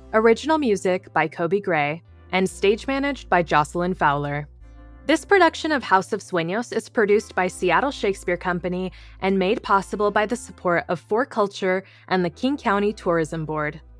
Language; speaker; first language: English; native; English